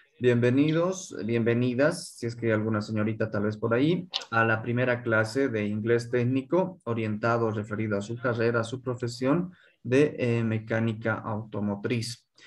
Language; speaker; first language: Spanish; non-native, local second language; Quechua